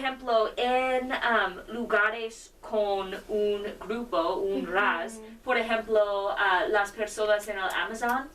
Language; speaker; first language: Spanish; non-native, learner; English